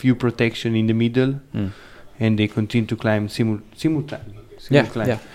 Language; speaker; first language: English; non-native, learner; Italian